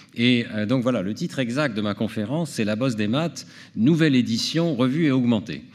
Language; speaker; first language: French; native; French